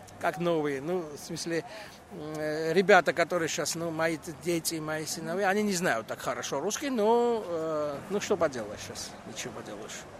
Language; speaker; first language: Russian; non-native, local second language; Georgian